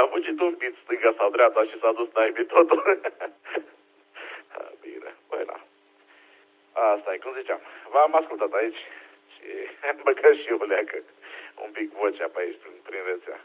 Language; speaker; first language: Romanian; native; Romanian